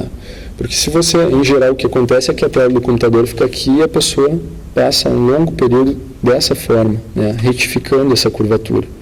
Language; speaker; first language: Portuguese; native; Portuguese